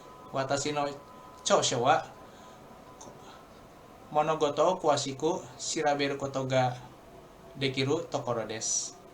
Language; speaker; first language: Japanese; non-native, learner; Indonesian